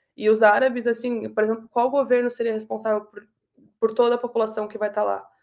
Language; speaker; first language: Portuguese; native; Portuguese